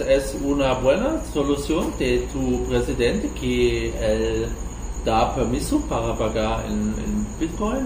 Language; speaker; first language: Spanish; non-native, learner; German